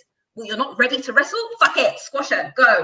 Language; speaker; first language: English; native; English